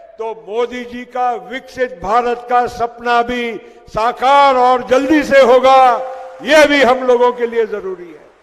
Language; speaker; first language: Hindi; non-native, local second language; Gujarati